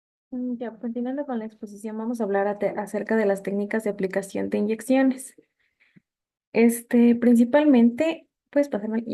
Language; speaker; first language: Spanish; native; Spanish